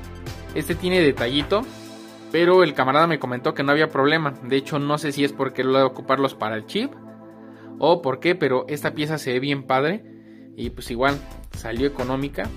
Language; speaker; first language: Spanish; native; Spanish